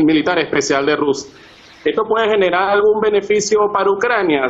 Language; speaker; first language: Spanish; native; Spanish